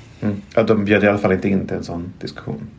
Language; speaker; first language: Swedish; native; Swedish